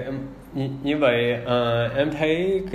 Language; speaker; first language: Vietnamese; early bilingual, heritage; English